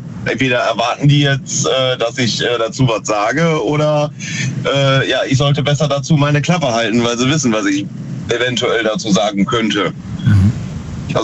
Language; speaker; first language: German; native; German